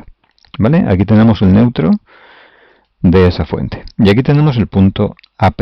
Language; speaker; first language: Spanish; native; Spanish